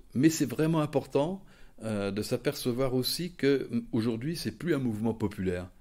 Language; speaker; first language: French; native; French